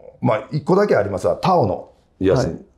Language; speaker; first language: Japanese; native; Japanese